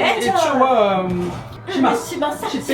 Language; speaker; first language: Japanese; non-native, learner; French